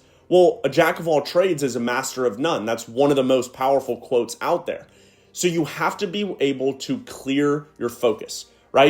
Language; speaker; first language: English; native; English